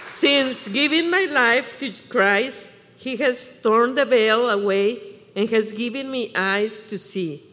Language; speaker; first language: English; non-native, fluent; Spanish